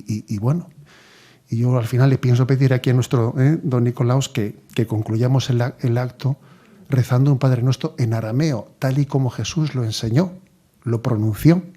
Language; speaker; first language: Spanish; native; Spanish